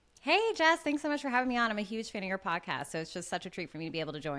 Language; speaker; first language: English; native; English